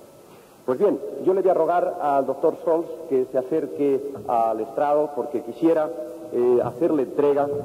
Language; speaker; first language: Spanish; native; Spanish